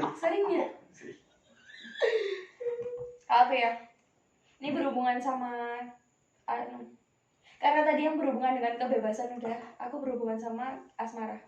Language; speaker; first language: Indonesian; native; Indonesian